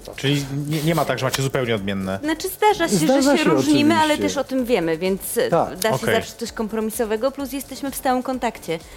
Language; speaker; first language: Polish; native; Polish